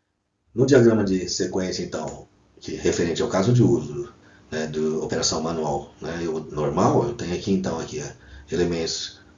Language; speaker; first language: Portuguese; native; Portuguese